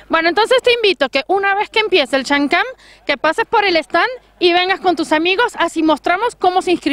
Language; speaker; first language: Spanish; native; Spanish